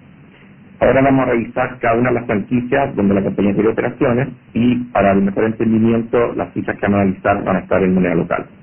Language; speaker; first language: Spanish; native; Spanish